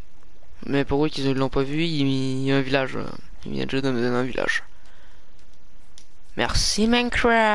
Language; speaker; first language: French; native; French